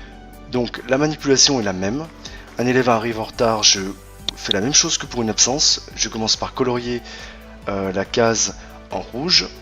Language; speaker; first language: French; native; French